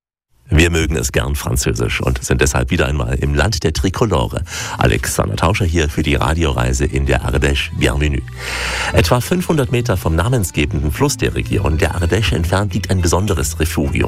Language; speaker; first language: German; native; German